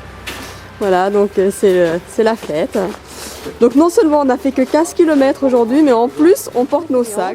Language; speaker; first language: French; native; French